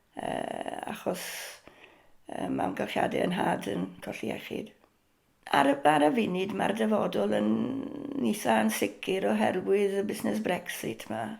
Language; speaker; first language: Welsh; native; Welsh